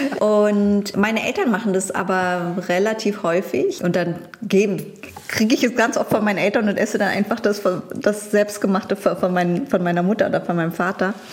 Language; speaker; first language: German; early bilingual, other home language; Vietnamese